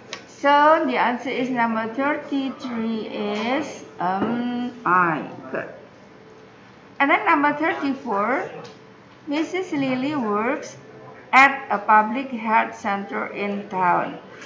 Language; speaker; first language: English; non-native, fluent; Indonesian